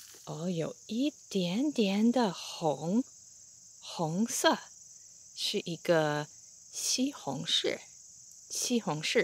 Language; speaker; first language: Chinese; non-native, fluent; English